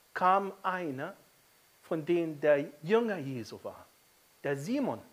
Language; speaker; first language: German; non-native, fluent; Arabic